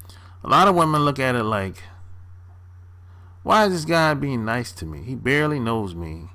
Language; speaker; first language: English; native; English